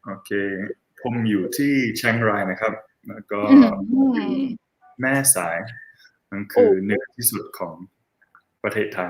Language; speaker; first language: Thai; non-native, fluent; English